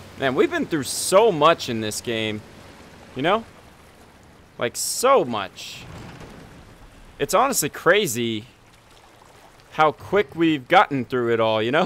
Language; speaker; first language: English; native; English